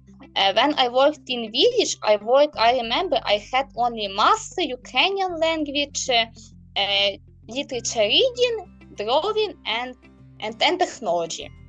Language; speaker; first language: English; non-native, learner; Ukrainian